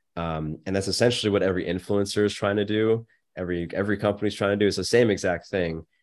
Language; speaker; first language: English; native; English